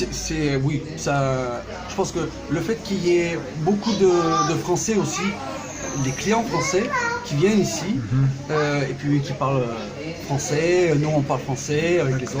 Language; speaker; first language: French; early bilingual, heritage; French